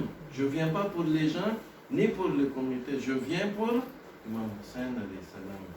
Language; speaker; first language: French; non-native, local second language; Gujarati